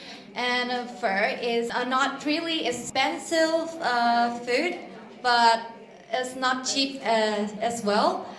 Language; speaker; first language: English; non-native, learner; Vietnamese